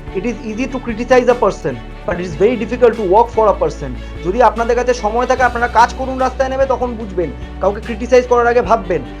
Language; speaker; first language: Bangla; native; Bangla